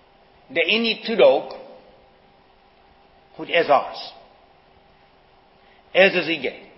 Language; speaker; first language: Hungarian; non-native, fluent; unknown